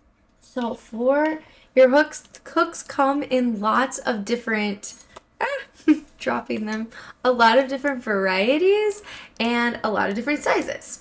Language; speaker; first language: English; native; English